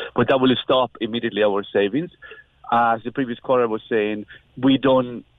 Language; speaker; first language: English; non-native, fluent; Spanish